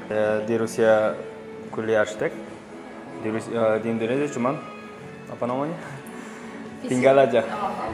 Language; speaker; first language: Indonesian; non-native, fluent; Russian